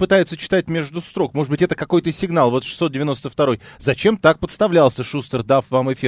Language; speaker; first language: Russian; native; Russian